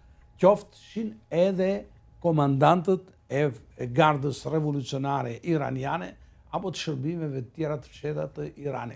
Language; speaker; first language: Albanian; native; Albanian